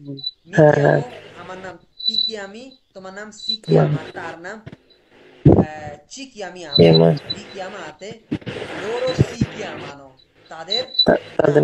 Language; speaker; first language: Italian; non-native, fluent; Bangla